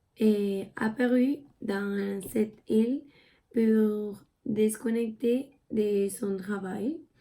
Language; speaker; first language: French; non-native, learner; Spanish